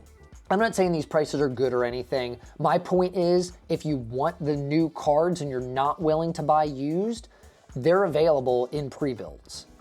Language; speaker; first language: English; native; English